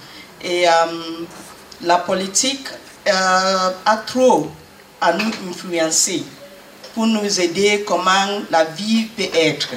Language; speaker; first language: French; non-native, learner; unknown